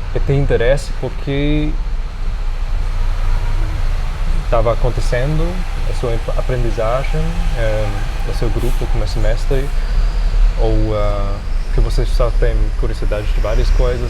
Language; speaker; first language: Portuguese; non-native, fluent; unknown